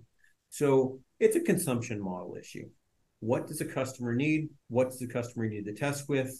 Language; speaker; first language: English; native; English